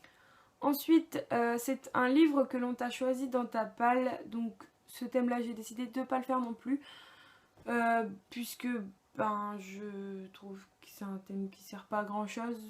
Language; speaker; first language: French; native; French